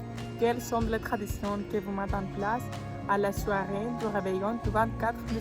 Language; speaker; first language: French; non-native, learner; Greek